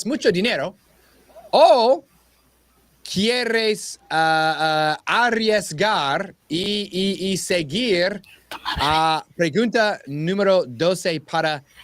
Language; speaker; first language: Spanish; non-native, learner; English